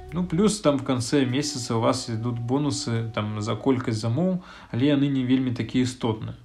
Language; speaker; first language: Belarusian; non-native, local second language; Russian